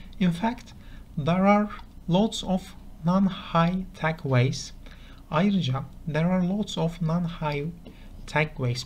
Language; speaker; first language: English; non-native, fluent; Turkish